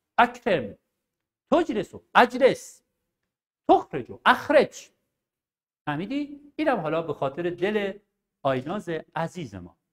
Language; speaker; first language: Persian; non-native, local second language; Arabic